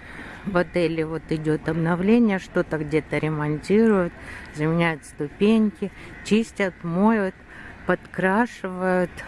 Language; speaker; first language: Russian; native; Russian